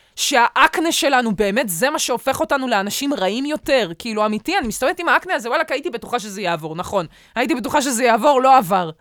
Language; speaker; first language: Hebrew; native; Hebrew